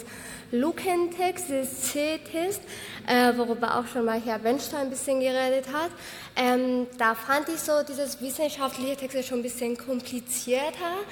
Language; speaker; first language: German; non-native, fluent; Georgian